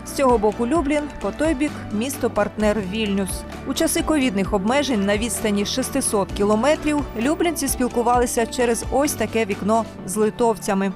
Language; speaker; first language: Ukrainian; native; Ukrainian